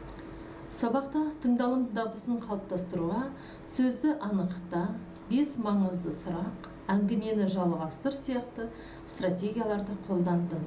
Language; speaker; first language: Kazakh; native; Kazakh